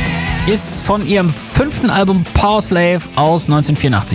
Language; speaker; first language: German; native; German